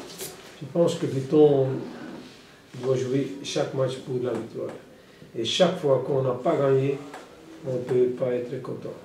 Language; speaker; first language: French; non-native, local second language; Dutch